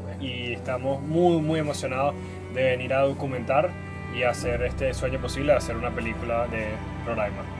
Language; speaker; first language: Spanish; native; Spanish